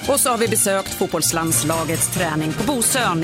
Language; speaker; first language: Swedish; native; Swedish